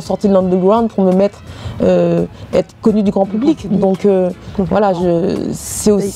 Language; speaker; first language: French; native; French